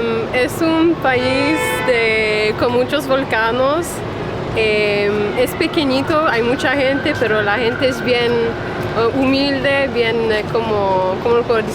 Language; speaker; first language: Spanish; early bilingual, heritage; Spanish